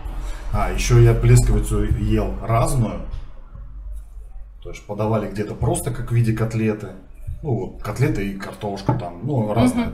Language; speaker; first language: Russian; native; Russian